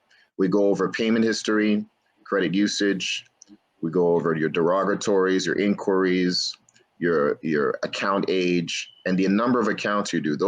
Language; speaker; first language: English; native; English